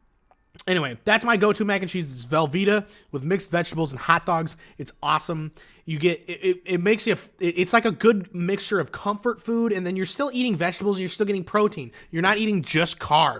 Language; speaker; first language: English; native; English